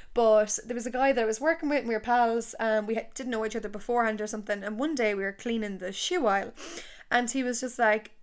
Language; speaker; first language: English; native; English